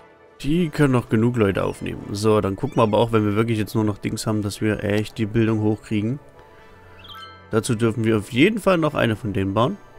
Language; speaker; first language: German; native; German